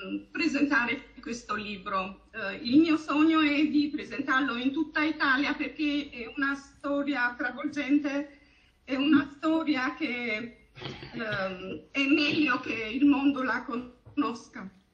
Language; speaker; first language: Italian; non-native, fluent; Albanian